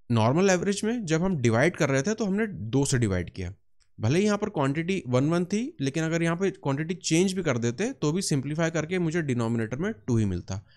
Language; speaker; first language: Hindi; native; Hindi